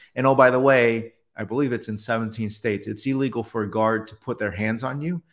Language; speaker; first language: English; native; English